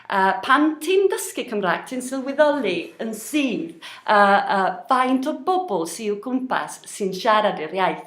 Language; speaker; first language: Welsh; non-native, learner; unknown